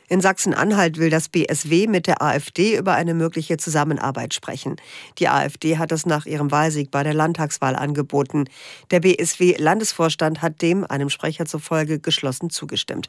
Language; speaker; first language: German; native; German